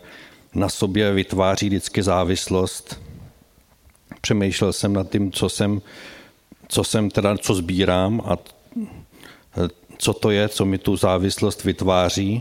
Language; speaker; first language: Czech; native; Czech